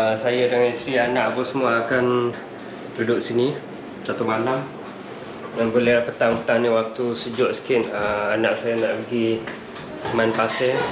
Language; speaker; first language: Malay; non-native, fluent; Western Cham